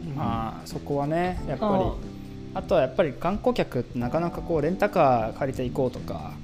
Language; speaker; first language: Japanese; native; Japanese